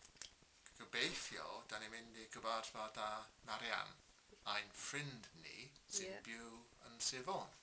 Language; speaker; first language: Welsh; non-native, learner; English